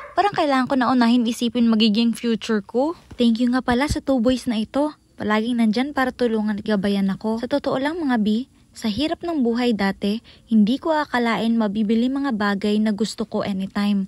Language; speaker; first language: Filipino; non-native, local second language; Hiligaynon